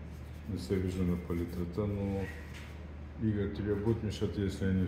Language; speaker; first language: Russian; non-native, learner; Bulgarian